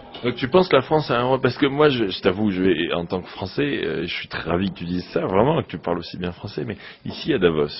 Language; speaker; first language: French; native; French